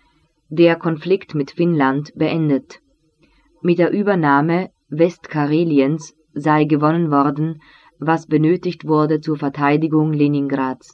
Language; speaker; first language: German; native; German